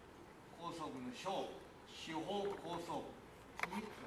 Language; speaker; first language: Japanese; native; Japanese